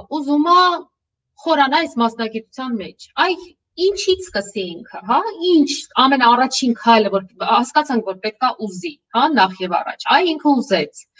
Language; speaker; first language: Armenian; native; Armenian